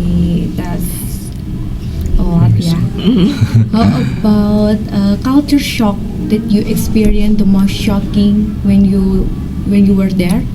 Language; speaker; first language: English; non-native, learner; Indonesian